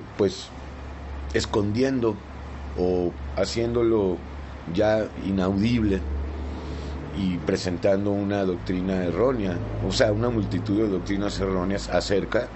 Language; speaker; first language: Spanish; native; Spanish